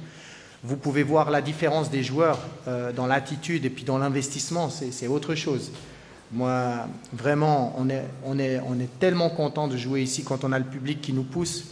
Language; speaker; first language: French; native; French